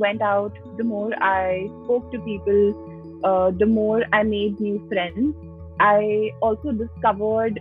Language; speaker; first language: English; non-native, local second language; Hindi